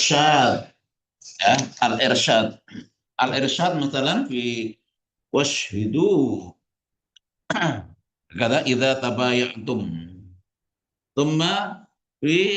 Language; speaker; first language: Arabic; non-native, fluent; Indonesian